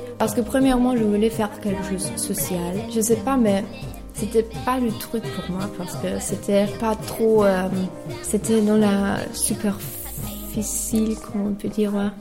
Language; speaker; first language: French; non-native, learner; German